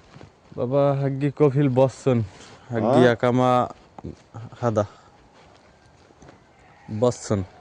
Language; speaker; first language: Arabic; non-native, learner; Bangla